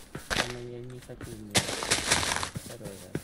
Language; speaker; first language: Russian; non-native, learner; Latvian